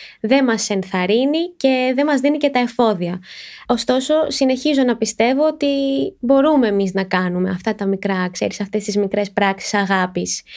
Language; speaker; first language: Greek; native; Greek